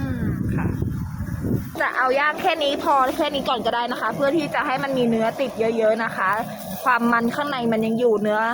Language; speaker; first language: Thai; native; Thai